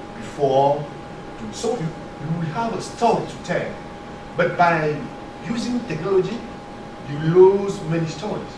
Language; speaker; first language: English; non-native, learner; French